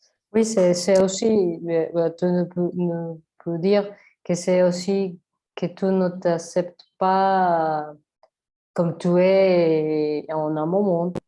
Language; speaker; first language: French; non-native, learner; Spanish